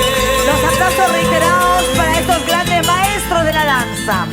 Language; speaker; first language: Spanish; native; Spanish